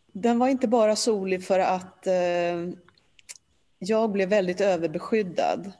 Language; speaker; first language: Swedish; early bilingual, other home language; Polish